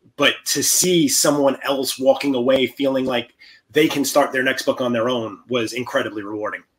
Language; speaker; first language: English; native; English